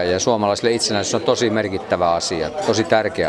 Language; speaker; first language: Finnish; native; Finnish